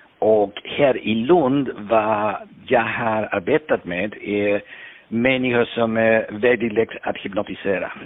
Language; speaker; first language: Swedish; non-native, fluent; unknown